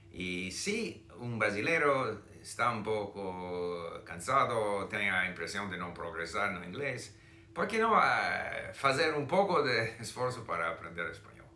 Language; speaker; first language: Portuguese; non-native, fluent; English